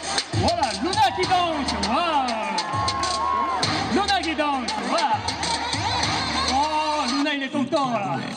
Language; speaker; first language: French; non-native, fluent; Korean